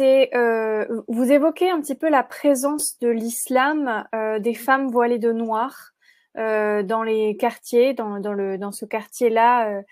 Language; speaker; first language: French; native; French